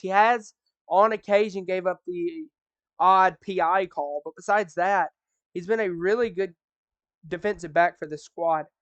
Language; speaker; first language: English; native; English